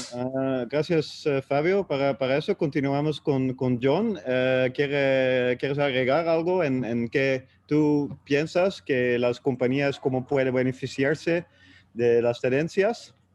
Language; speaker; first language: Spanish; non-native, fluent; Dutch